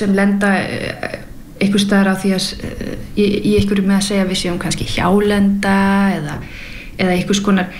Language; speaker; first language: Icelandic; early bilingual, heritage; Icelandic